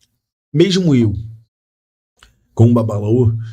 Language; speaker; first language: Portuguese; native; Portuguese